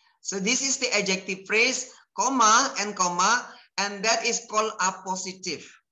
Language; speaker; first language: English; non-native, fluent; Indonesian